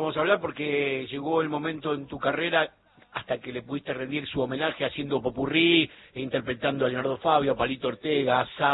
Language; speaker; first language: Spanish; native; Spanish